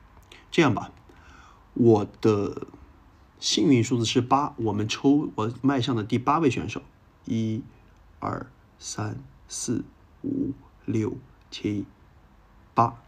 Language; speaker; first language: Chinese; native; Chinese